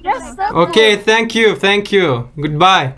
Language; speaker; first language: English; non-native, learner; Russian